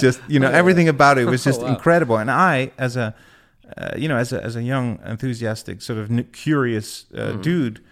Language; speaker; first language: English; non-native, fluent; Dutch